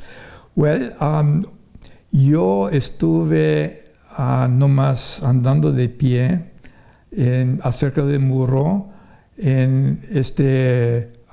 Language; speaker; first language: Spanish; non-native, fluent; English